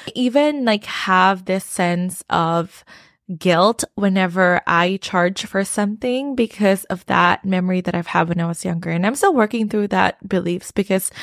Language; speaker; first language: English; non-native, local second language; Filipino